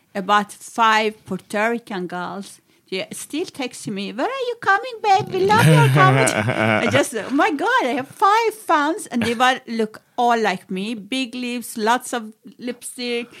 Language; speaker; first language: English; non-native, fluent; Swedish